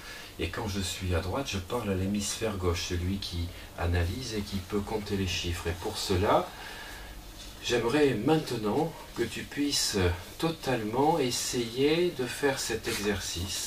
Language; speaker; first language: French; native; French